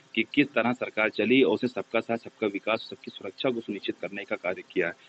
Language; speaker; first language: Hindi; native; Hindi